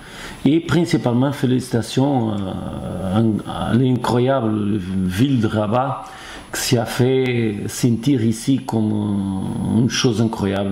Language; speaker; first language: French; non-native, fluent; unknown